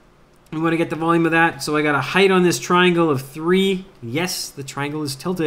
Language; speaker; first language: English; native; English